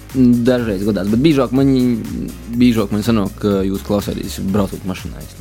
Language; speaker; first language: Latvian; native; Latvian